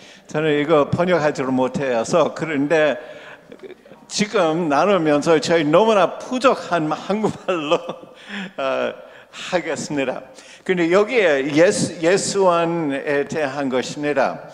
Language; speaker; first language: Korean; non-native, local second language; English